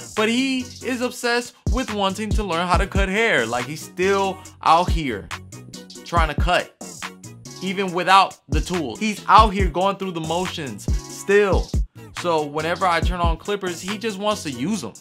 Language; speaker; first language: English; early bilingual, other home language; Spanish